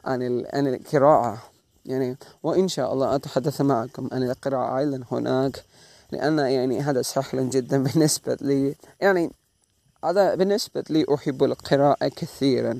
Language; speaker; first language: Arabic; non-native, learner; Malay